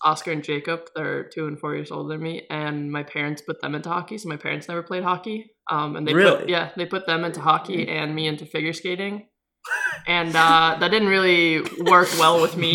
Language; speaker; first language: English; non-native, fluent; Swedish